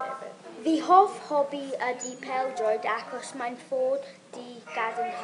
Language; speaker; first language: Welsh; non-native, learner; English